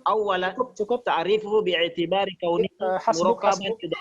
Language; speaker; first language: Arabic; non-native, learner; Indonesian